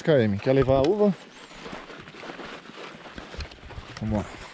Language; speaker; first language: Portuguese; native; Portuguese